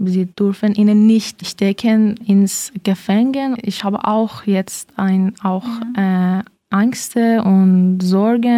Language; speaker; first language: German; non-native, learner; Persian